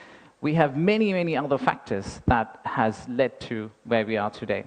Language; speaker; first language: English; non-native, local second language; Bangla